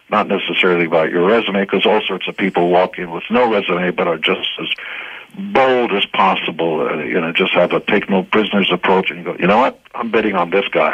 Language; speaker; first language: English; non-native, fluent; Hebrew